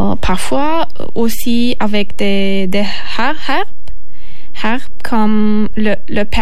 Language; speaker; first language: French; non-native, learner; Turkish